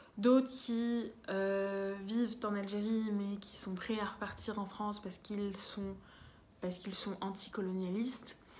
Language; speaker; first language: French; early bilingual, other home language; Arabic